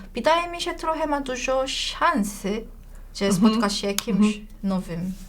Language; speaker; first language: Polish; non-native, fluent; Korean